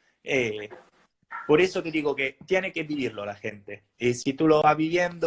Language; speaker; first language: Spanish; non-native, fluent; Italian